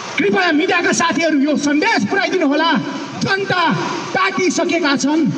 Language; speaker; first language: Nepali; non-native, local second language; Newari